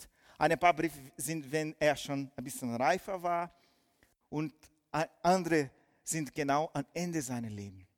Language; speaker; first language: German; non-native, fluent; Portuguese